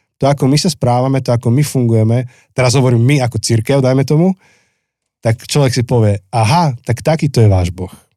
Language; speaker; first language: Slovak; native; Slovak